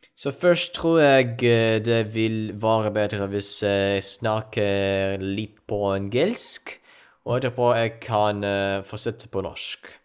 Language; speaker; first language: Norwegian; non-native, learner; Ukrainian